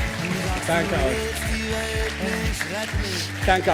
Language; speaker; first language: German; non-native, learner; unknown